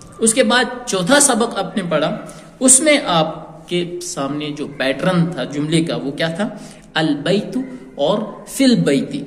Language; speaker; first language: Urdu; native; Urdu